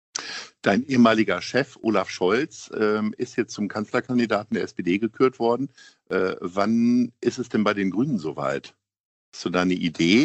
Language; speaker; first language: German; native; German